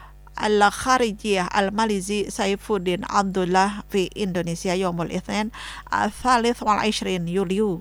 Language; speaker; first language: Arabic; non-native, fluent; Indonesian